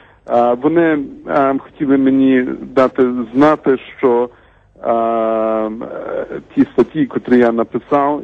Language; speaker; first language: Ukrainian; early bilingual, heritage; Ukrainian